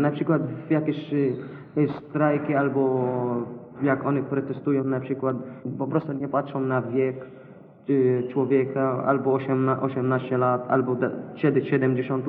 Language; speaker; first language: Polish; non-native, learner; Arabic